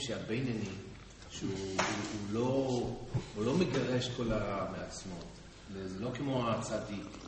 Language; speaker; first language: Hebrew; non-native, fluent; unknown